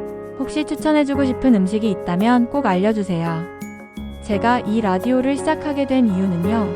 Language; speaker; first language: Korean; non-native, fluent; Japanese